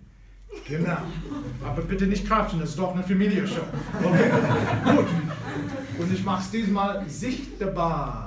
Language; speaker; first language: German; non-native, fluent; English